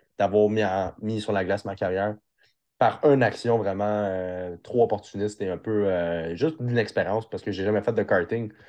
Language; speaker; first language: French; native; French